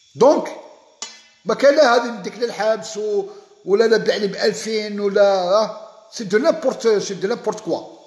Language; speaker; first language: French; non-native, local second language; Arabic